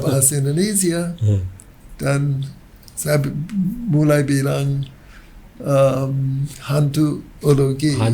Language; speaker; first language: Indonesian; non-native, learner; English